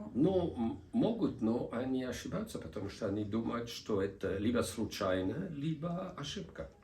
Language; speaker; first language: Russian; non-native, fluent; French